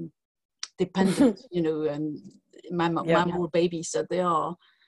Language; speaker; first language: English; non-native, fluent; French